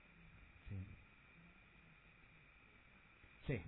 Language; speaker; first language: Spanish; native; Spanish